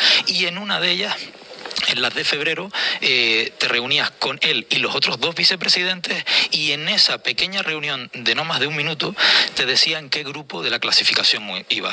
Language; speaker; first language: Spanish; native; Spanish